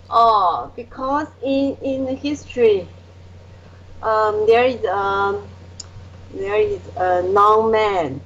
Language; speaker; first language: English; non-native, learner; Chinese